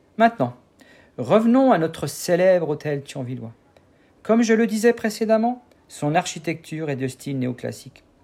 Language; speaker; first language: French; native; French